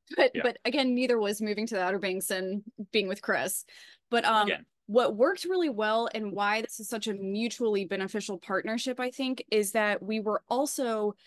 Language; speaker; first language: English; native; English